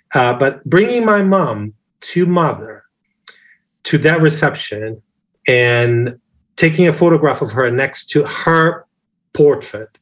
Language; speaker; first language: English; non-native, fluent; Portuguese